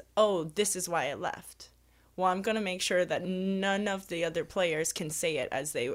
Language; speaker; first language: English; early bilingual, other home language; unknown